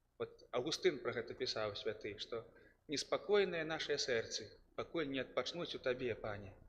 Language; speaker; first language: Belarusian; native; Belarusian